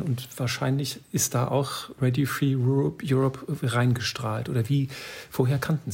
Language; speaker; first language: German; native; German